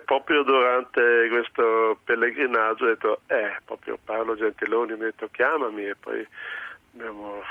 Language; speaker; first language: Italian; non-native, local second language; German